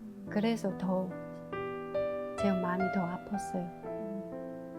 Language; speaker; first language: Korean; non-native, learner; Chinese